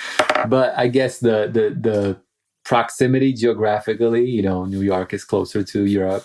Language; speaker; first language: English; non-native, fluent; Italian